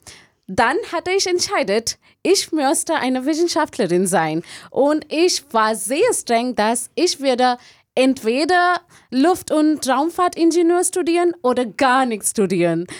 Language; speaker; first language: German; non-native, learner; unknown